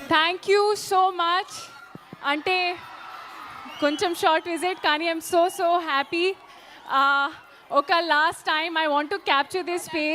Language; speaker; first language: Telugu; non-native, learner; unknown